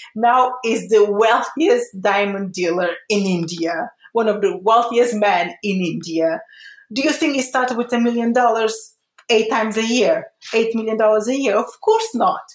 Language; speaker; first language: English; early bilingual, other home language; Portuguese